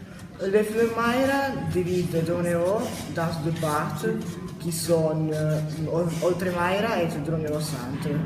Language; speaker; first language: French; non-native, learner; Italian